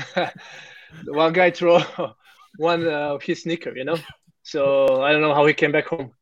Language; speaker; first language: English; non-native, fluent; Croatian